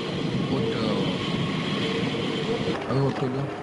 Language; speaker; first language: Spanish; non-native, fluent; Russian